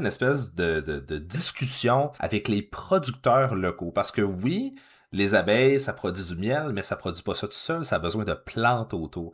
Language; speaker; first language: French; native; French